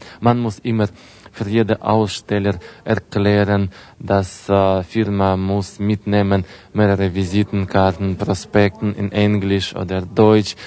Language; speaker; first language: German; non-native, fluent; Russian